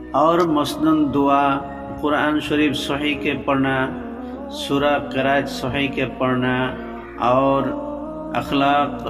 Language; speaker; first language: Hindi; non-native, local second language; Bangla